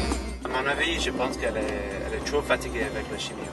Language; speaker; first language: French; non-native, fluent; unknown